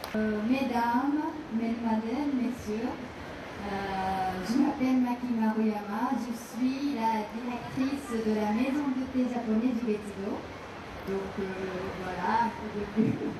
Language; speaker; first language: French; non-native, fluent; Japanese